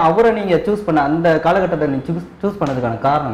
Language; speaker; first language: Tamil; native; Tamil